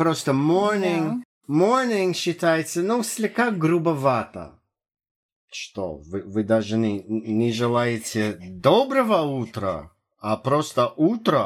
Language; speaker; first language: Russian; non-native, fluent; English